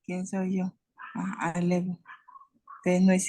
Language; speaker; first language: Spanish; native; Spanish